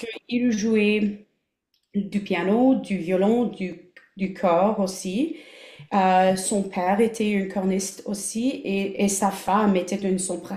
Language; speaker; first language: French; non-native, local second language; English